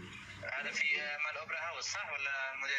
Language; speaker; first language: Arabic; non-native, learner; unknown